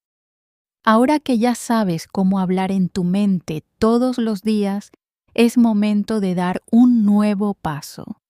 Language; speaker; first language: Spanish; non-native, fluent; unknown